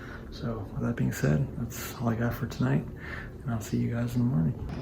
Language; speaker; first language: English; native; English